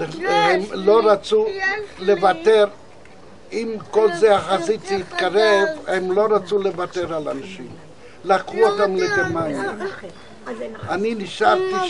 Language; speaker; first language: Hebrew; non-native, fluent; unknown